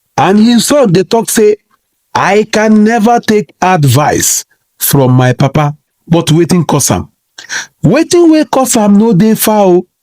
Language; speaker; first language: Nigerian Pidgin; non-native, local second language; Igbo